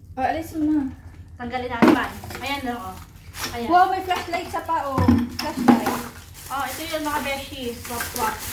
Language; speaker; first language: Filipino; native; Filipino